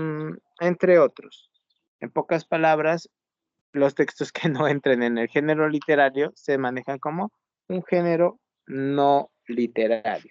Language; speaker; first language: Spanish; native; Spanish